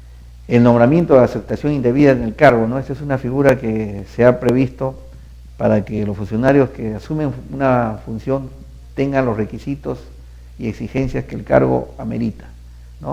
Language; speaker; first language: Spanish; native; Spanish